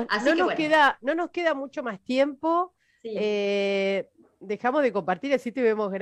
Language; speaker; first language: Spanish; native; Spanish